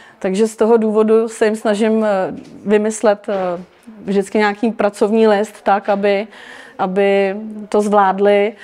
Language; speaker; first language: Czech; native; Czech